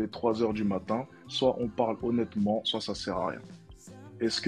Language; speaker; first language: French; native; French